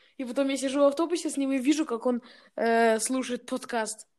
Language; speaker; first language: Russian; early bilingual, heritage; Russian